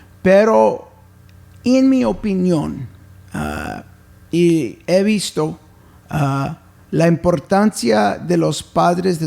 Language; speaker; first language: Spanish; early bilingual, heritage; English